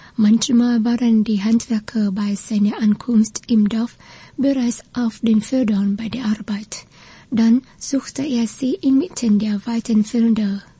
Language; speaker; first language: German; non-native, fluent; Vietnamese